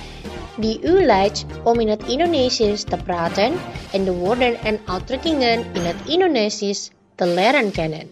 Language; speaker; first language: Dutch; non-native, learner; Indonesian